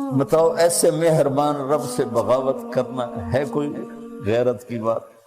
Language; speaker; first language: Urdu; non-native, local second language; Punjabi